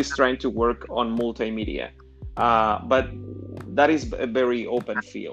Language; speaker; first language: English; non-native, fluent; Spanish